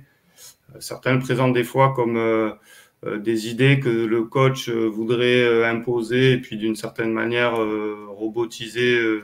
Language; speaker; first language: French; native; French